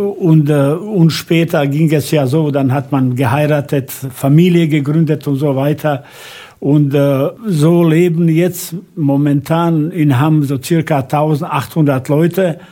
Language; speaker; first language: German; non-native, fluent; Bosnian